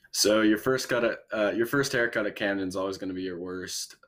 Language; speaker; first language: English; native; English